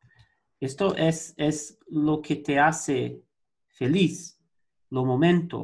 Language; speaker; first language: Spanish; non-native, learner; Portuguese